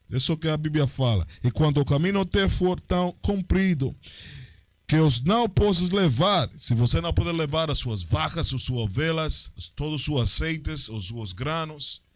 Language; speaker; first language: Portuguese; non-native, learner; Spanish